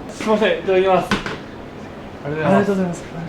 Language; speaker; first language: Japanese; native; Japanese